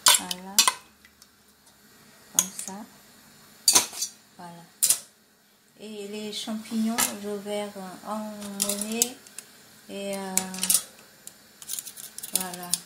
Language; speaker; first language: French; non-native, learner; Vietnamese